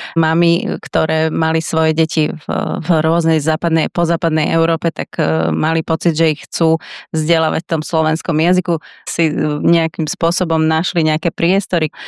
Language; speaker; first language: Slovak; native; Slovak